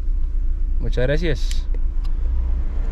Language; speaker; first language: Spanish; non-native, fluent; English